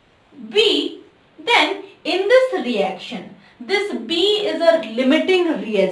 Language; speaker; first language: English; non-native, local second language; Hindi